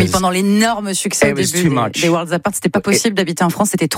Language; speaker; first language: French; native; French